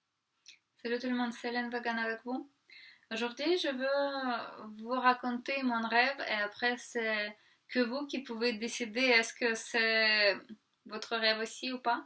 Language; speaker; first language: French; non-native, fluent; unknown